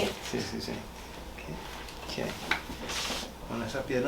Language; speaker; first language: Spanish; early bilingual, heritage; Spanish